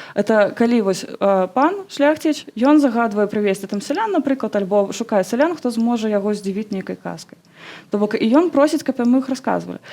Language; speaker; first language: Belarusian; non-native, local second language; Russian